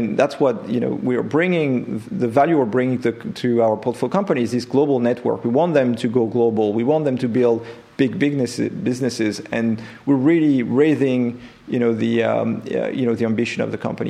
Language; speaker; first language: English; non-native, fluent; French